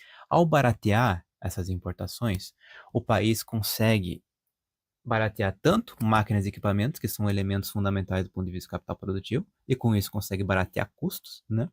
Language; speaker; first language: Portuguese; native; Portuguese